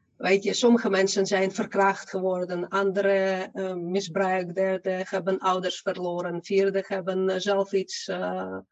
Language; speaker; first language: Dutch; non-native, fluent; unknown